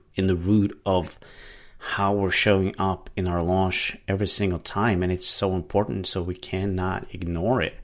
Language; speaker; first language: English; non-native, fluent; Norwegian